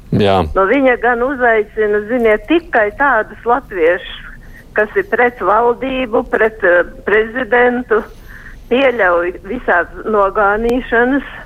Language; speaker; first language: Latvian; native; Latvian